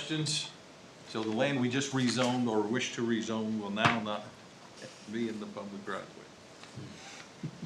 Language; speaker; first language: English; native; English